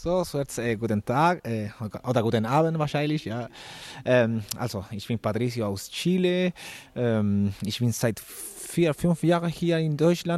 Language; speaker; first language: German; non-native, learner; Spanish